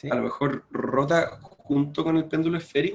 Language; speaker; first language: Spanish; native; Spanish